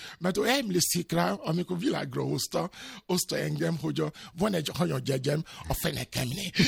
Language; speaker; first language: Hungarian; non-native, learner; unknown